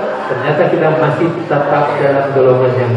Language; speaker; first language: Indonesian; non-native, local second language; Sundanese